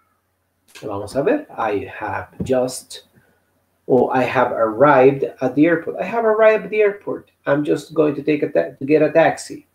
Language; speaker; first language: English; non-native, fluent; Spanish